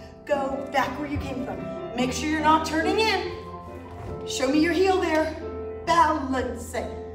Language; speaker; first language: English; native; English